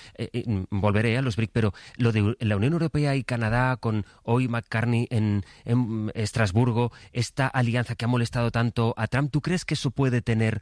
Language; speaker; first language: Spanish; native; Spanish